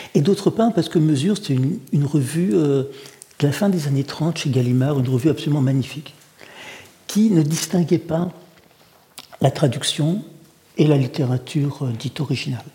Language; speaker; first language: French; early bilingual, other home language; Russian